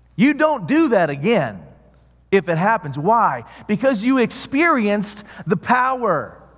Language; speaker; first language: English; native; English